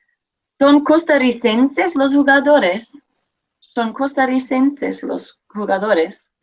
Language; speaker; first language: Spanish; non-native, fluent; English